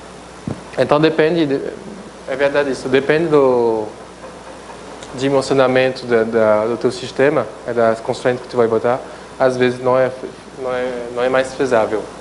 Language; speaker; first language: Portuguese; non-native, fluent; French